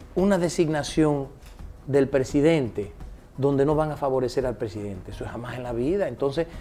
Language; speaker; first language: Spanish; early bilingual, heritage; Spanish